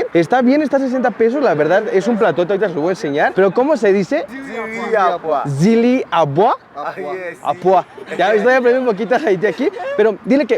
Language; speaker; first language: Spanish; native; Spanish